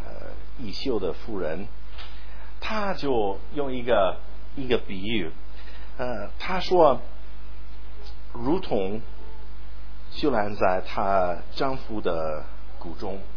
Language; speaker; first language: Chinese; non-native, fluent; English